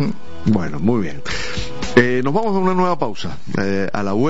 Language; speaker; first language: Spanish; native; Spanish